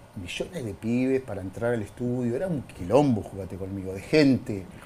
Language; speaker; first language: Spanish; native; Spanish